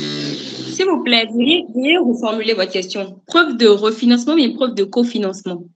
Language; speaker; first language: French; native; French